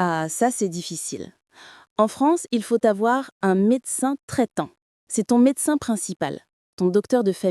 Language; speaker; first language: French; non-native, fluent; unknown